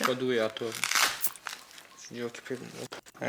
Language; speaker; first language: French; native; French